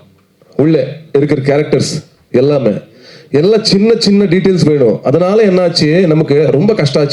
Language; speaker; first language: Tamil; non-native, learner; Kannada